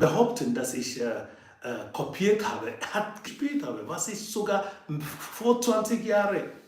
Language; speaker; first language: German; non-native, fluent; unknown